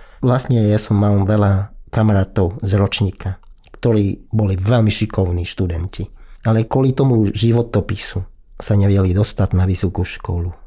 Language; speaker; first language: Slovak; non-native, fluent; Vietnamese